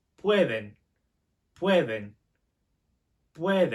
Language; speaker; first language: Spanish; non-native, fluent; English